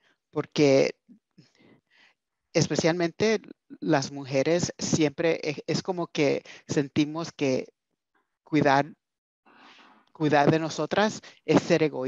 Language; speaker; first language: Spanish; early bilingual, heritage; Spanish